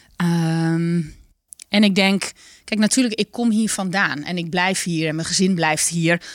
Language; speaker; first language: Dutch; non-native, local second language; Western Frisian